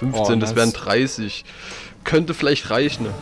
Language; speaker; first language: German; native; German